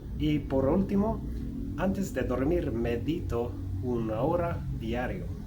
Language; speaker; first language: Spanish; non-native, fluent; Swedish